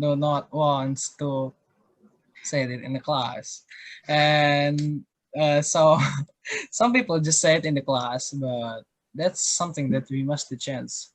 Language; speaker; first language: English; non-native, learner; Indonesian